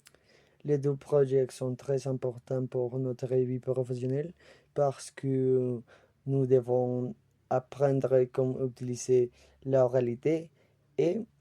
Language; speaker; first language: French; non-native, learner; Spanish